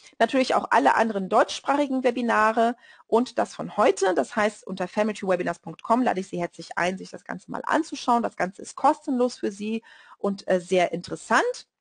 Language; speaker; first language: German; non-native, fluent; Portuguese